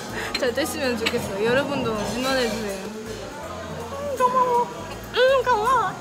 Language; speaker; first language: Korean; non-native, fluent; Russian